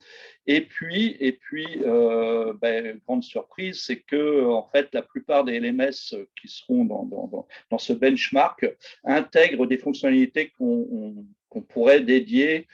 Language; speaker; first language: French; native; French